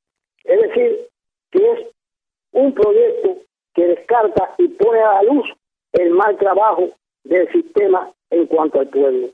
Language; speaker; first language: Spanish; native; Spanish